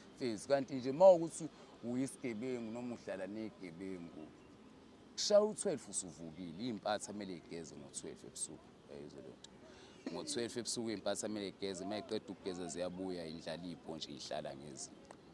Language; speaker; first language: Zulu; native; Zulu